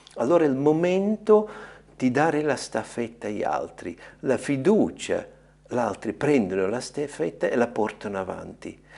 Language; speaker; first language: Italian; non-native, fluent; German